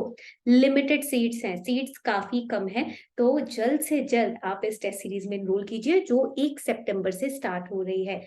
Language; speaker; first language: Hindi; native; Hindi